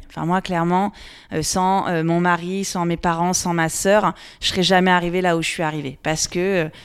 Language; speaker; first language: French; native; French